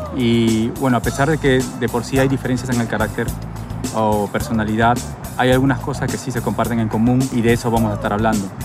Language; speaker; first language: Spanish; native; Spanish